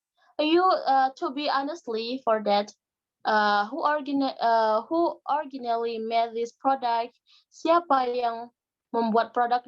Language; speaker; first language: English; non-native, learner; Indonesian